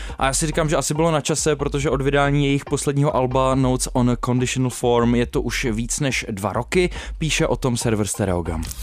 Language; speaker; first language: Czech; native; Czech